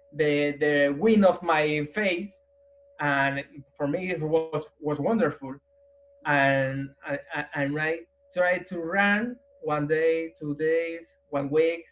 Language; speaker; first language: English; non-native, learner; Spanish